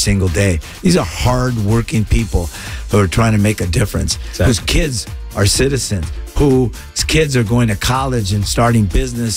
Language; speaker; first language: Spanish; non-native, fluent; English